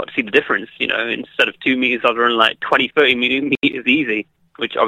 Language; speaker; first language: English; native; English